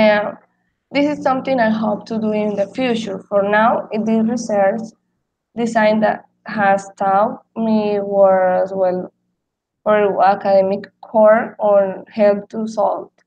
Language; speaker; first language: English; non-native, learner; Spanish